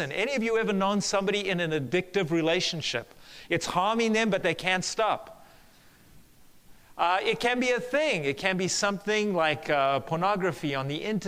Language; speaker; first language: English; native; English